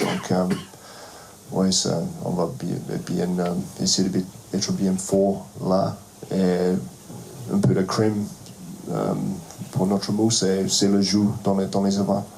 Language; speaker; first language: French; non-native, fluent; English